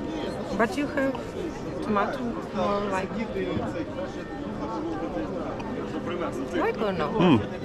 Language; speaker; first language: English; non-native, learner; Ukrainian